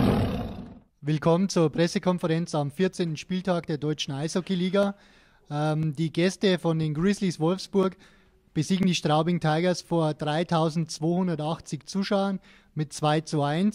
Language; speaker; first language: German; native; German